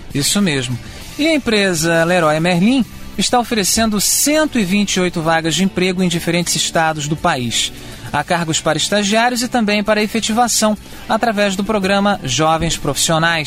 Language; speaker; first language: Portuguese; native; Portuguese